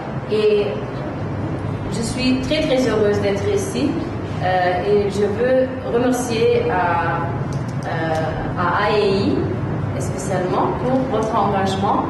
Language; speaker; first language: French; non-native, fluent; German